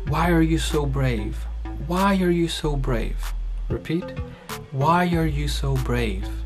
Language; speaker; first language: English; non-native, fluent; Portuguese